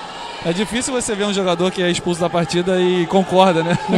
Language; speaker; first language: Portuguese; native; Portuguese